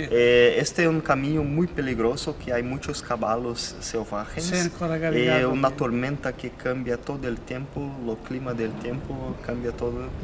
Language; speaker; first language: Spanish; non-native, fluent; Italian